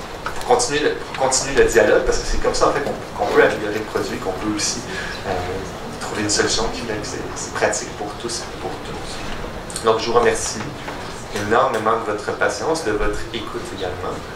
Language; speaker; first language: French; native; French